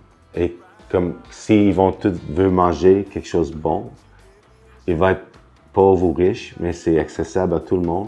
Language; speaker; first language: French; non-native, fluent; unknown